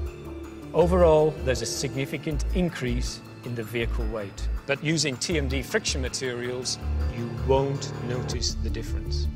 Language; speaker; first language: English; native; English